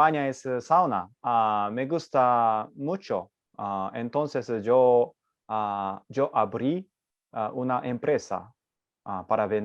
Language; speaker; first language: Spanish; non-native, learner; Japanese